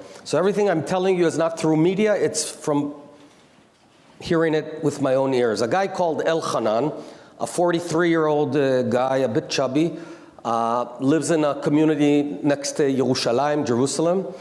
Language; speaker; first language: English; non-native, local second language; Hebrew